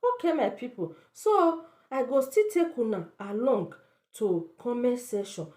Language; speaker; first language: Nigerian Pidgin; native; Nigerian Pidgin